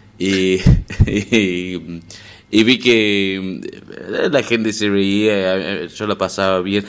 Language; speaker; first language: Spanish; non-native, fluent; English